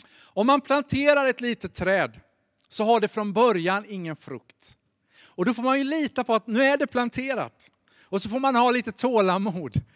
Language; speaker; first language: Swedish; native; Swedish